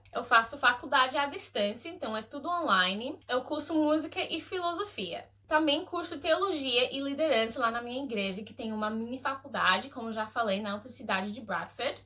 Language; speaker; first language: Portuguese; early bilingual, heritage; Portuguese